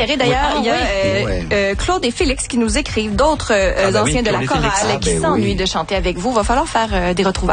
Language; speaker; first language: French; native; French